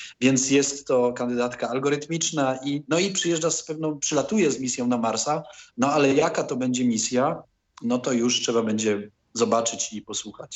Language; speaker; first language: Polish; native; Polish